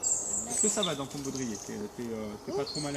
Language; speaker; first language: French; native; French